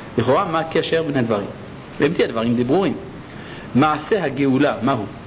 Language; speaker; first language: Hebrew; early bilingual, other home language; French